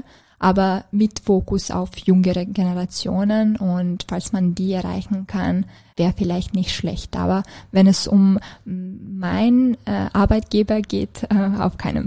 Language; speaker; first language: German; non-native, fluent; Serbian